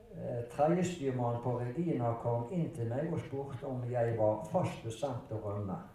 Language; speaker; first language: Norwegian; early bilingual, other home language; German